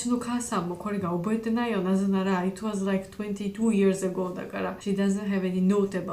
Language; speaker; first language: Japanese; non-native, learner; Georgian